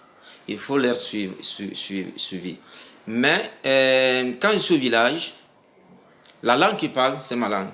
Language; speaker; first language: French; non-native, local second language; Mandingo